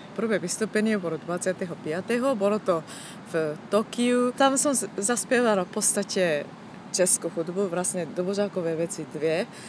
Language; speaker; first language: Slovak; non-native, learner; Japanese